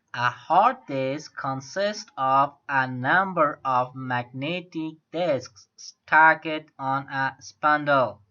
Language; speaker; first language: English; non-native, fluent; Persian